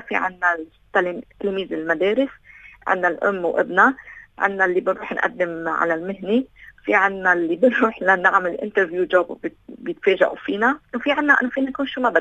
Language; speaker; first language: Arabic; native; Arabic